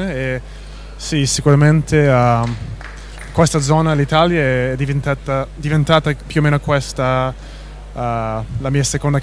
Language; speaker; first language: Italian; non-native, fluent; English